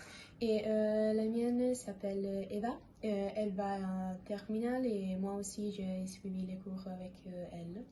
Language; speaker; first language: French; non-native, learner; Italian